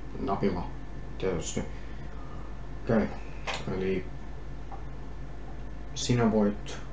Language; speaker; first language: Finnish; non-native, learner; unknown